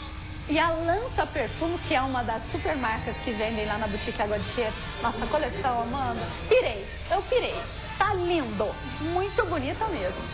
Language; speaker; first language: Portuguese; native; Portuguese